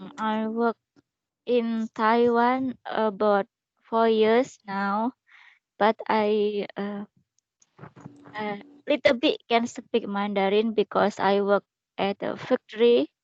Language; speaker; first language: English; non-native, learner; Indonesian